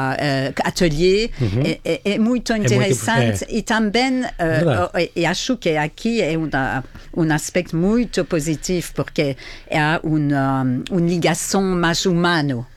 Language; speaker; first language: Portuguese; non-native, fluent; French